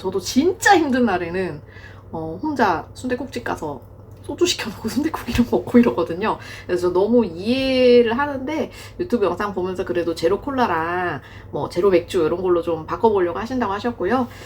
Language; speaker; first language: Korean; native; Korean